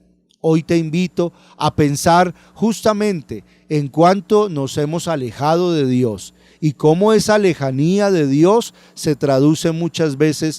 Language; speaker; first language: Spanish; native; Spanish